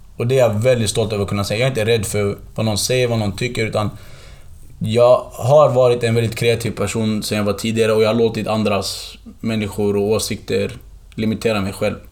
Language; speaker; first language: Swedish; early bilingual, other home language; Kurdish